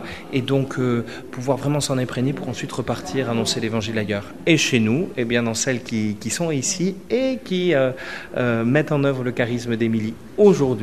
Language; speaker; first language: French; native; French